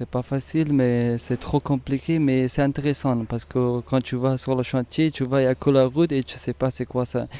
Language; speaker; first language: French; non-native, learner; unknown